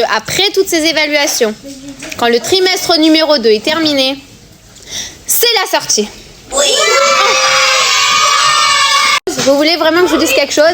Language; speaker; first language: French; native; French